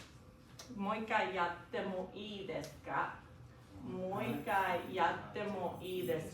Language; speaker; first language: Japanese; non-native, fluent; English